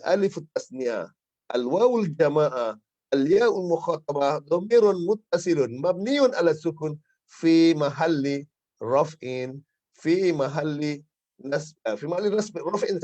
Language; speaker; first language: Arabic; non-native, fluent; Malay